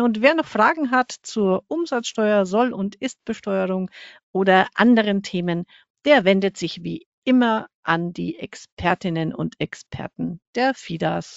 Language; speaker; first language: German; native; German